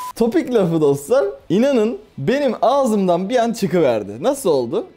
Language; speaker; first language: Turkish; native; Turkish